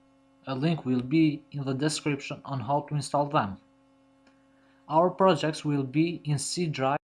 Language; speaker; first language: English; non-native, fluent; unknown